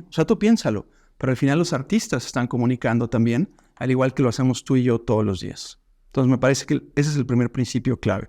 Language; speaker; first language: Spanish; native; Spanish